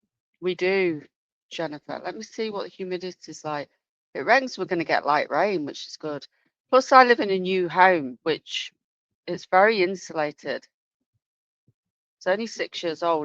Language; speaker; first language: English; native; English